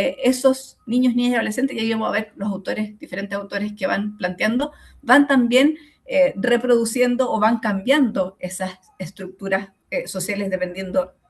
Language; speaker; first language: Spanish; native; Spanish